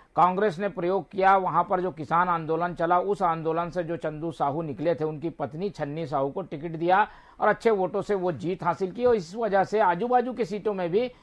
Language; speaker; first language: Hindi; native; Hindi